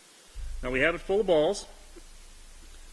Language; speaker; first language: English; native; English